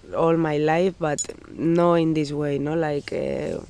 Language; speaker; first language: English; non-native, learner; Spanish